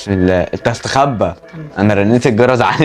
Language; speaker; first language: Arabic; native; Arabic